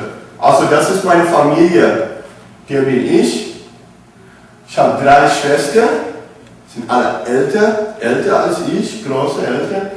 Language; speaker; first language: German; non-native, learner; English